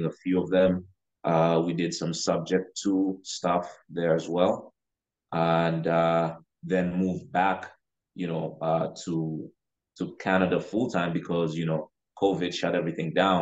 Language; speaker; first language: English; non-native, local second language; Ganda